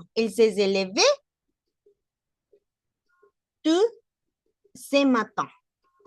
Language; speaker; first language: French; non-native, learner; Spanish